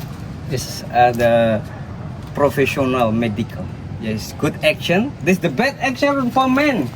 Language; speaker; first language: English; non-native, learner; Indonesian